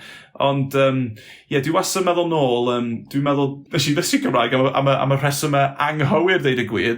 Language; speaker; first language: Welsh; non-native, local second language; English